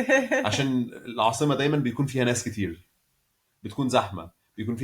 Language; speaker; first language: Arabic; native; Arabic